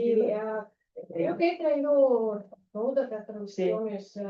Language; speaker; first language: Spanish; non-native, fluent; Bulgarian